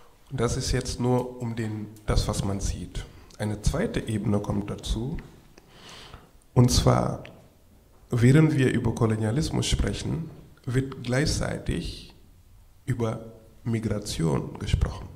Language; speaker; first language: German; non-native, fluent; Wolof